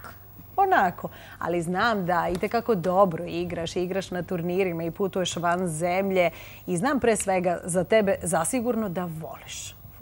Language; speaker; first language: Serbian; native; Serbian